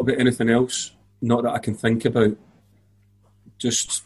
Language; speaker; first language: English; native; English